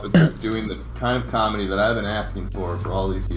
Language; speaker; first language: English; native; English